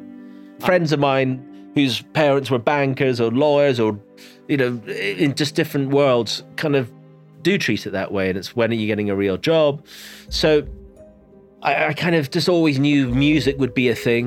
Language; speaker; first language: English; native; English